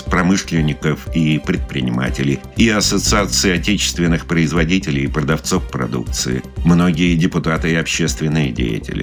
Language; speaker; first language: Russian; native; Russian